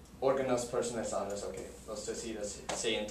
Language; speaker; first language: Spanish; non-native, learner; English